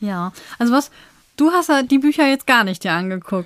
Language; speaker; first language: German; native; German